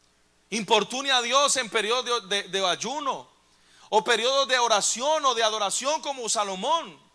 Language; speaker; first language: Spanish; native; Spanish